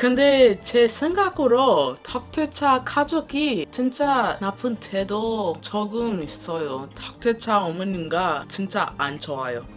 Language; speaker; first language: Korean; non-native, learner; English